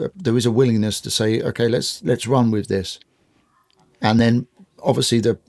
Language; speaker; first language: English; native; English